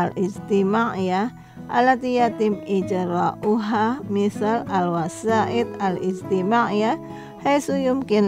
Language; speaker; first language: Arabic; non-native, fluent; Indonesian